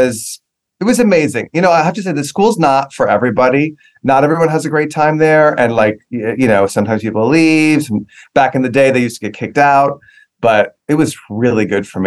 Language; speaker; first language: English; native; English